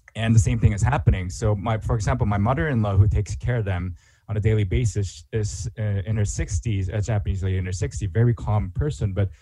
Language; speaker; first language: English; non-native, fluent; Korean